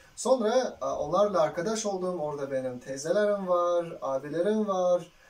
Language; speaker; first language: Turkish; non-native, fluent; Uzbek